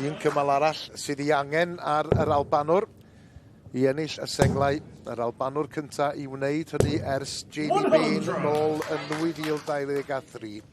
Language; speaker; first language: Welsh; native; Welsh